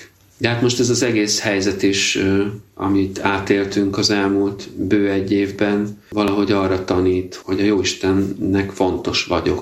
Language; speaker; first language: Hungarian; native; Hungarian